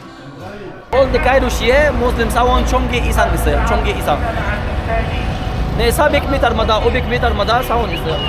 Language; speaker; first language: Korean; non-native, learner; Arabic